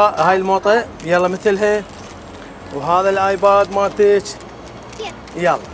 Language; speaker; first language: Arabic; native; Arabic